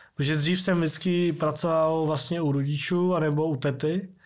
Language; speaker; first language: Czech; early bilingual, other home language; Vietnamese